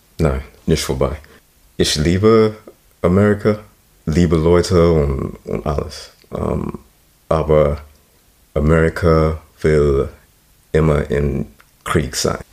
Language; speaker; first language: German; non-native, learner; English